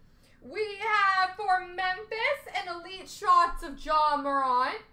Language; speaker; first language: English; native; English